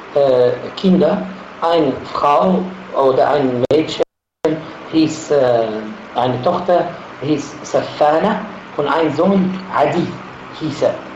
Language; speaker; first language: German; non-native, fluent; Arabic